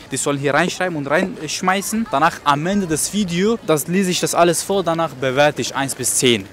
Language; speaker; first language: German; non-native, fluent; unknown